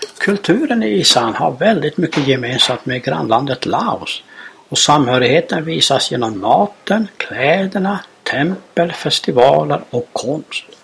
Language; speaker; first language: Swedish; native; Swedish